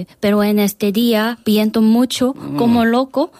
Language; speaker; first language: Spanish; non-native, learner; Korean